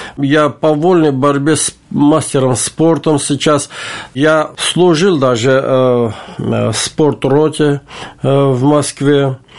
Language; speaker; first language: Russian; non-native, local second language; Armenian